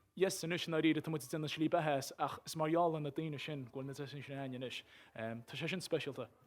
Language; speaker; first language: Irish; native; Irish